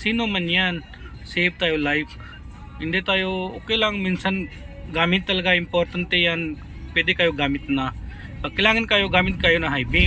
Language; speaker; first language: Filipino; non-native, learner; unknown